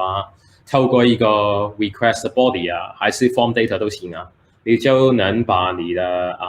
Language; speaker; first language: Chinese; early bilingual, heritage; Chinese